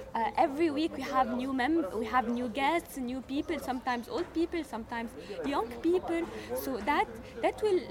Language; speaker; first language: English; non-native, fluent; Arabic